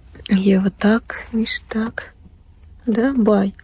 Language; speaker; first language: Russian; native; Russian